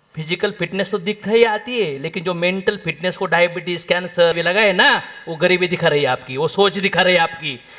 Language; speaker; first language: Hindi; non-native, local second language; Marathi